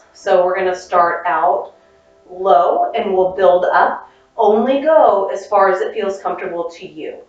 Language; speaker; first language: English; native; English